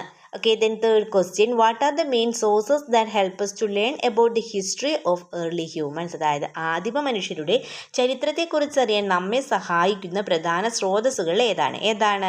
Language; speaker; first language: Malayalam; native; Malayalam